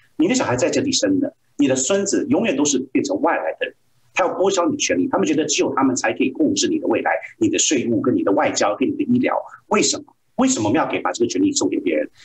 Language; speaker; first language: Chinese; native; Chinese